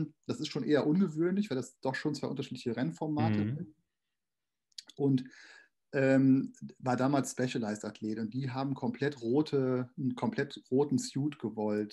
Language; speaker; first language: German; native; German